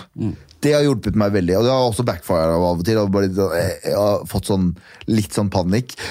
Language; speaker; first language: Norwegian; early bilingual, other home language; Kurdish